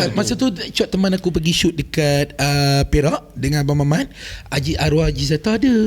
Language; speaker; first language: Malay; native; Malay